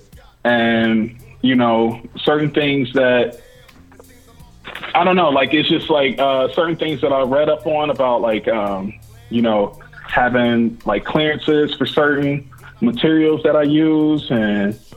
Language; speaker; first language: English; native; English